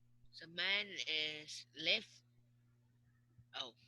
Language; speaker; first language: English; non-native, learner; Vietnamese